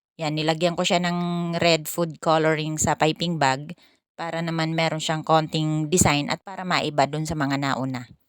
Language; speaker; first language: Filipino; native; Filipino